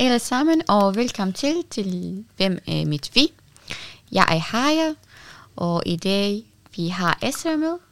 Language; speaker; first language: Danish; non-native, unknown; Arabic